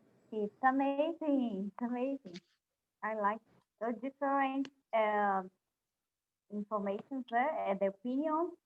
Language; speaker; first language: English; non-native, learner; Portuguese